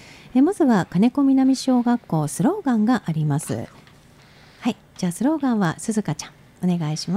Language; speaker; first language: Japanese; native; Japanese